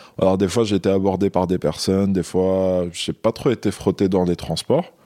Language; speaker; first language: French; non-native, local second language; Kabyle